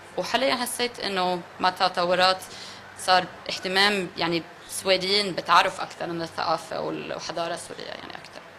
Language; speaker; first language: Arabic; non-native, fluent; Swedish